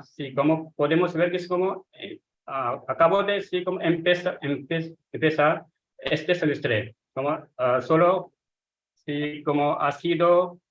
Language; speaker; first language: Spanish; non-native, fluent; Hindi